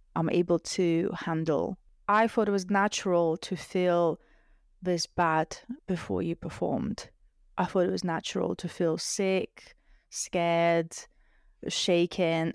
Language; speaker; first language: English; non-native, fluent; Russian